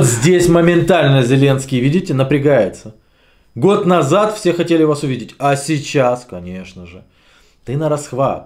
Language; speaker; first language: Russian; native; Russian